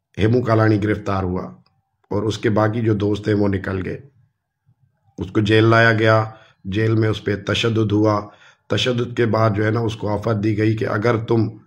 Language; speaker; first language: Urdu; non-native, local second language; Sindhi